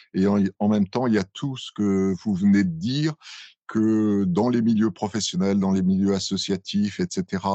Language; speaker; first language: French; native; French